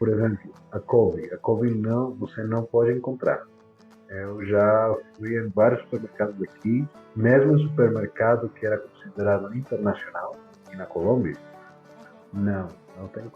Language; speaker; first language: Portuguese; non-native, fluent; Spanish